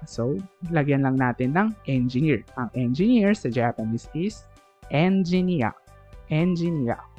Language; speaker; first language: English; non-native, local second language; Filipino